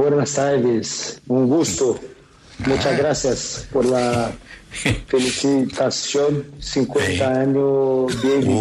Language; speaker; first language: Spanish; non-native, fluent; Portuguese